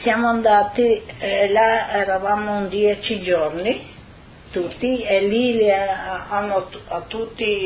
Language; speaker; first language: Italian; non-native, local second language; Slovenian